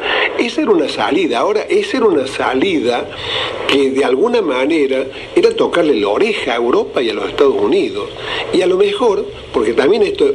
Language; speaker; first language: Spanish; native; Spanish